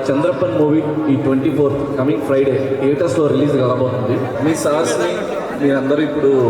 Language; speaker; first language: Telugu; native; Telugu